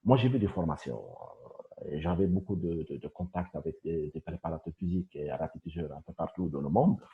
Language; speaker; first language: French; non-native, local second language; Arabic